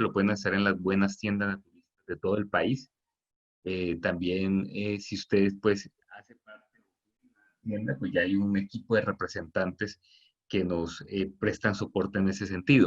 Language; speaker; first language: Spanish; native; Spanish